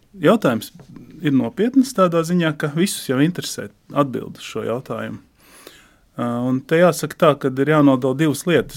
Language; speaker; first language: Latvian; native; Latvian